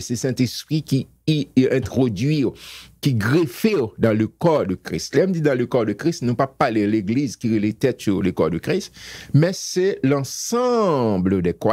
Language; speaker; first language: French; non-native, local second language; Haitian Creole